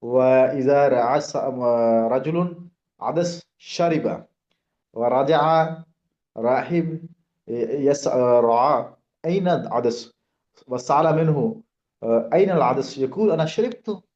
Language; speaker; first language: Arabic; non-native, learner; Urdu